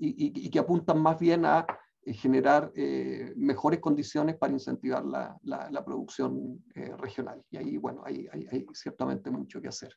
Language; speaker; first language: Spanish; native; Spanish